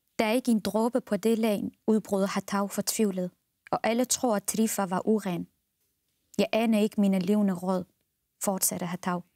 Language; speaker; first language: Danish; non-native, fluent; Central Kurdish